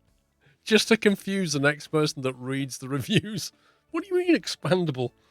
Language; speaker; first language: English; native; English